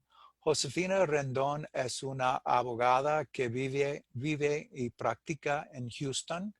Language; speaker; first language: Spanish; non-native, fluent; English